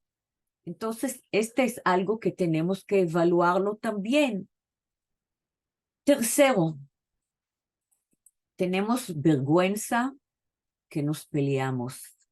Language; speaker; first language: Spanish; non-native, fluent; Hebrew